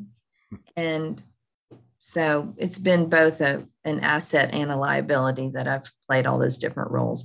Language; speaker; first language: English; native; English